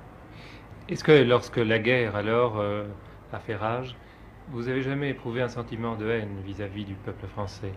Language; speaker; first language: French; native; French